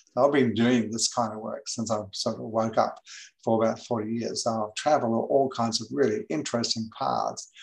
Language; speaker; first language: English; native; English